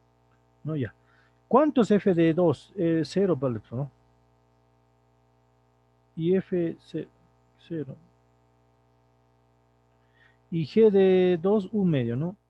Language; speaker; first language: Spanish; native; Spanish